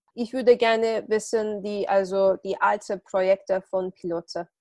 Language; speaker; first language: German; non-native, learner; Turkish